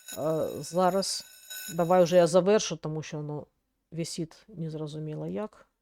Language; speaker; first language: Ukrainian; native; Ukrainian